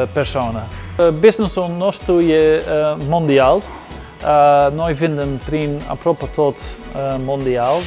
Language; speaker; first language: Romanian; non-native, fluent; Dutch